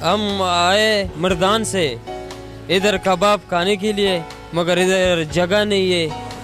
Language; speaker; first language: Hindi; non-native, local second language; Pashto